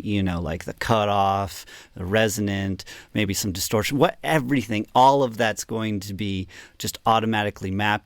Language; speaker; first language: English; native; English